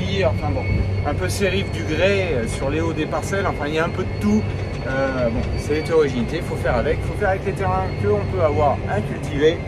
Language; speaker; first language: French; native; French